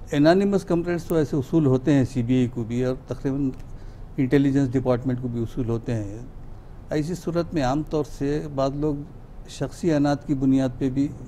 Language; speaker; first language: Hindi; non-native, local second language; Urdu